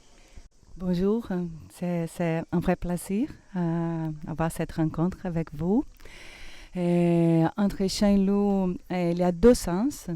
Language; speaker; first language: French; non-native, fluent; Portuguese